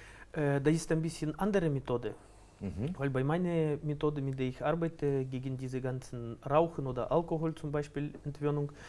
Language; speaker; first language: German; non-native, fluent; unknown